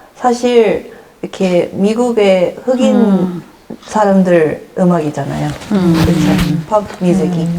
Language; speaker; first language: Korean; early bilingual, other home language; English